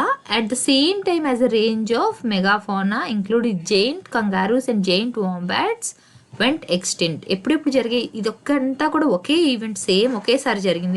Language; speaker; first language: Telugu; native; Telugu